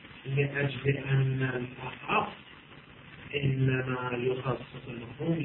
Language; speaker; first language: Arabic; native; Arabic